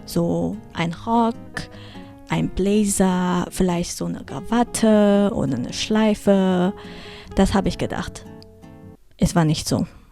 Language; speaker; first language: German; early bilingual, heritage; German